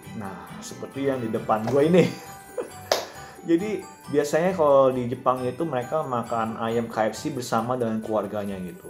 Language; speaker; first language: Indonesian; native; Indonesian